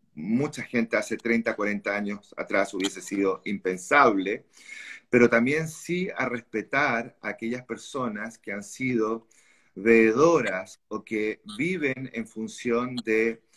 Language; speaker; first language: Spanish; native; Spanish